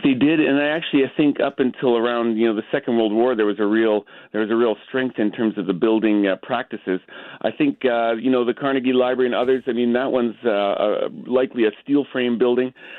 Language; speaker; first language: English; native; English